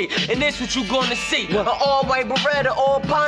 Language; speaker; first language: English; native; English